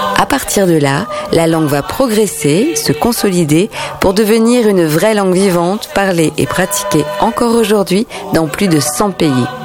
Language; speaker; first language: French; native; French